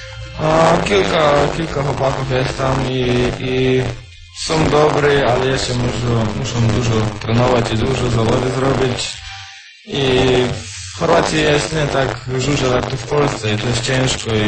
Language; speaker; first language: Polish; non-native, learner; Croatian